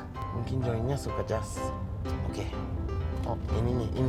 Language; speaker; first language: Indonesian; non-native, learner; Japanese